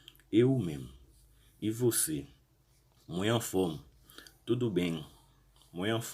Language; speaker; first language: Portuguese; non-native, learner; Haitian Creole